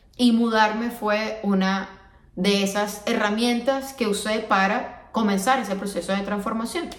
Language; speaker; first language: Spanish; native; Spanish